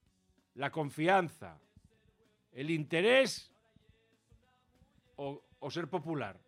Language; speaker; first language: Spanish; native; Spanish